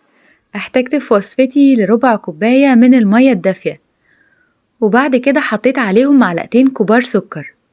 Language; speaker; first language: Arabic; native; Arabic